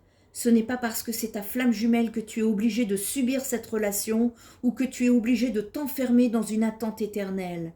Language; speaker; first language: French; native; French